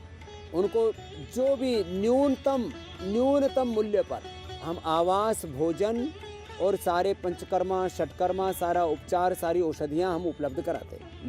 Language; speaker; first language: Hindi; non-native, local second language; Gujarati